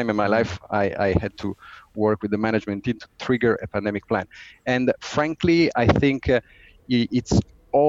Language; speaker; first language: English; non-native, fluent; Italian